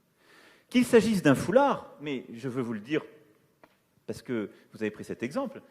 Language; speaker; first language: French; native; French